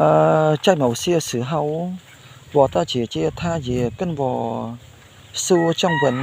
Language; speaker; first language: Chinese; non-native, fluent; Khmer